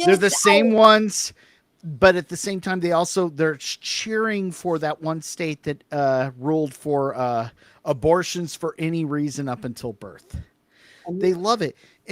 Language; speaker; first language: English; native; English